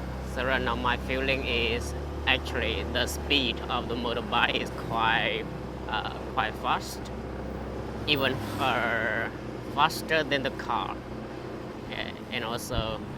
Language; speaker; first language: English; non-native, fluent; Chinese